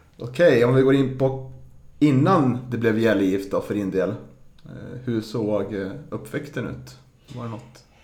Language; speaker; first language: Swedish; native; Swedish